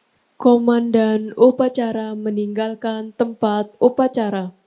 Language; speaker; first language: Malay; non-native, local second language; Balinese